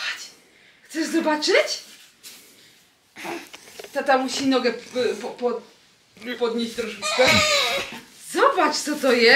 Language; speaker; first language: Polish; native; Polish